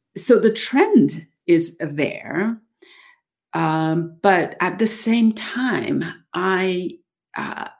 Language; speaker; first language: English; non-native, fluent; Chinese